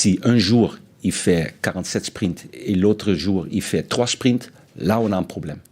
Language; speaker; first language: French; non-native, fluent; Dutch